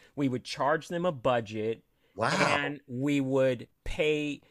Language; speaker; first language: English; native; English